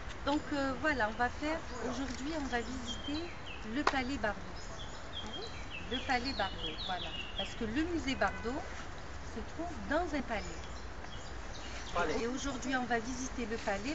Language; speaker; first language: French; non-native, local second language; Arabic